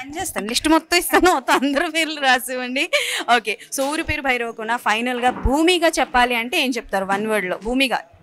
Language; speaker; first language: Telugu; native; Telugu